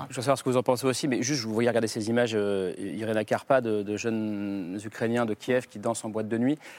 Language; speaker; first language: French; native; French